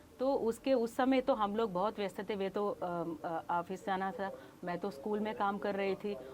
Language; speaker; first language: Hindi; non-native, local second language; Kannada